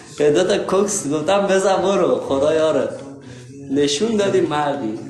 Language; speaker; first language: Persian; native; Persian